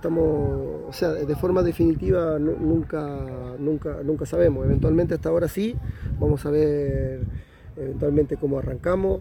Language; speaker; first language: Spanish; native; Spanish